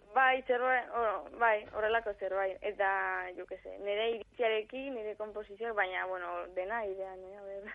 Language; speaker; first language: Basque; non-native, local second language; Spanish